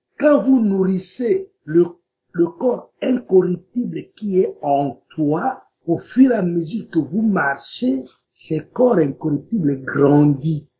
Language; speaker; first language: French; non-native, local second language; Lingala